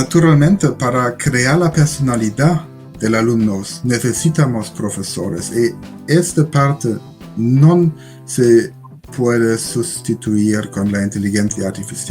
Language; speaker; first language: Spanish; non-native, learner; German